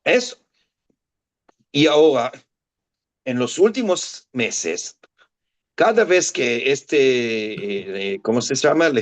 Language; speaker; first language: Spanish; non-native, fluent; Hebrew